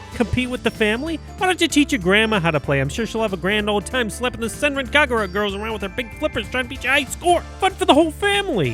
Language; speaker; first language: English; native; English